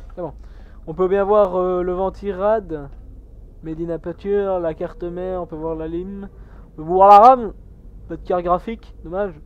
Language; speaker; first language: French; native; French